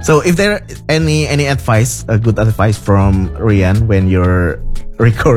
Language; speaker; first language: English; non-native, fluent; Indonesian